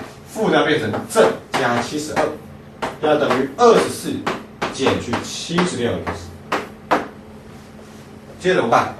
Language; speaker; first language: Chinese; native; Chinese